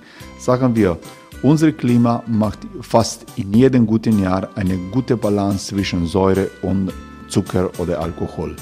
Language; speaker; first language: German; non-native, learner; Croatian